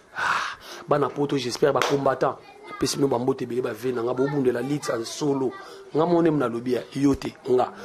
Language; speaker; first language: Lingala; non-native, local second language; Luba-Lulua